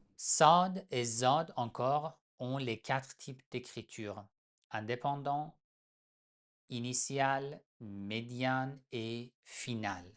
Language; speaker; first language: French; non-native, fluent; Persian